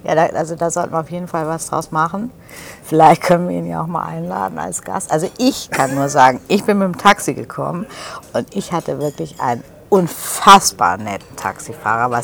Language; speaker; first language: German; native; German